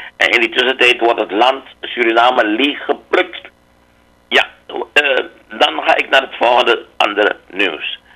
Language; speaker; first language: Dutch; native; Dutch